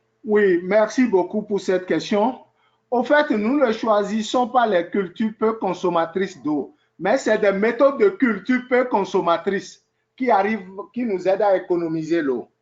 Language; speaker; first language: French; native; French